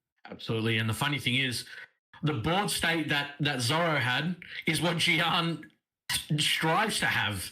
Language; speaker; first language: English; native; English